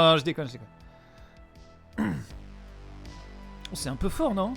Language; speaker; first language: French; native; French